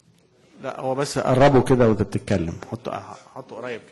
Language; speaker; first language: Arabic; native; Arabic